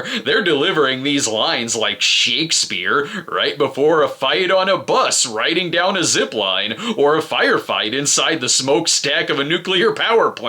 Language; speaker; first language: English; native; English